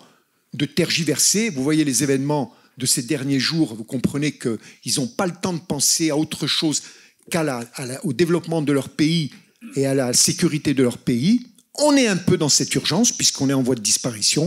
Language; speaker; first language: French; native; French